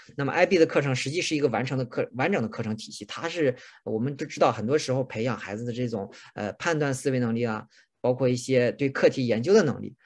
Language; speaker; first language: Chinese; native; Chinese